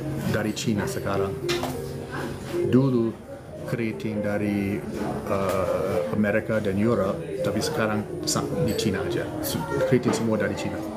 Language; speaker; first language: Indonesian; non-native, learner; English